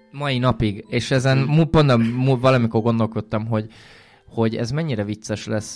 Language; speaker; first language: Hungarian; native; Hungarian